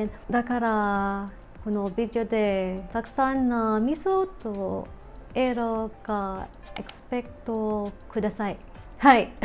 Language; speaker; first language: Japanese; non-native, learner; Filipino